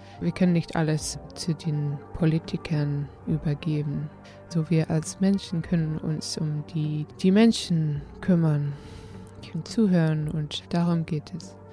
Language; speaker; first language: German; early bilingual, heritage; English